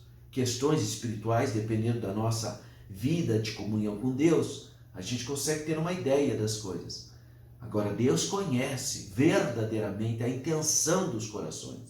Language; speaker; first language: Portuguese; native; Portuguese